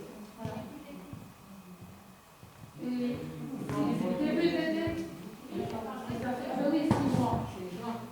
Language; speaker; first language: French; native; French